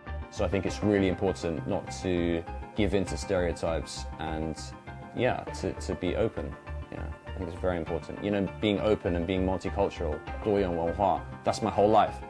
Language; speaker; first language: English; early bilingual, other home language; Chinese